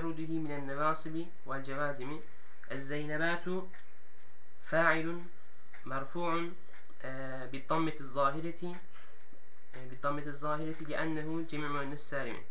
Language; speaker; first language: Arabic; non-native, learner; Turkish